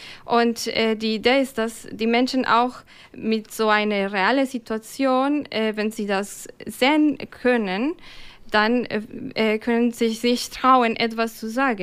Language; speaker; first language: German; non-native, fluent; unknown